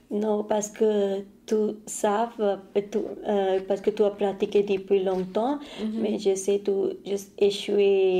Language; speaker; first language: French; non-native, learner; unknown